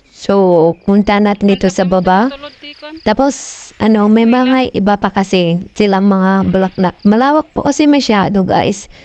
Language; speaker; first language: Filipino; non-native, local second language; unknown